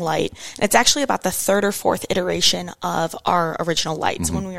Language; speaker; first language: English; native; English